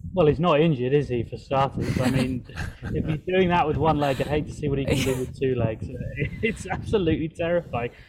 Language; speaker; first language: English; native; English